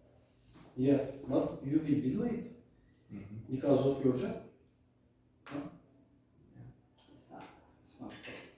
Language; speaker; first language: English; non-native, learner; Turkish